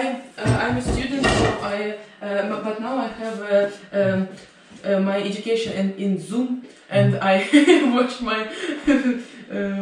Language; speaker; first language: English; non-native, learner; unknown